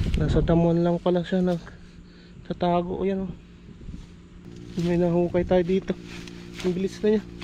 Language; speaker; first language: Filipino; native; Filipino